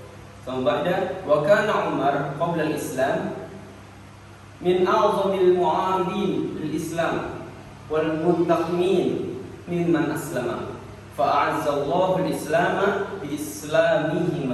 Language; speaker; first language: Arabic; non-native, learner; Indonesian